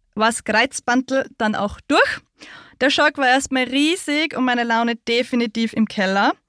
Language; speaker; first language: German; native; German